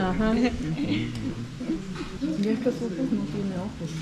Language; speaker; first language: Spanish; native; Spanish